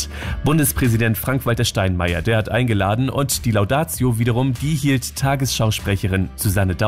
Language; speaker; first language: German; native; German